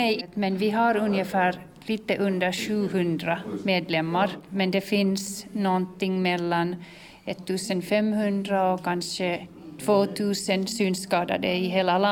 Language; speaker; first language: Swedish; non-native, fluent; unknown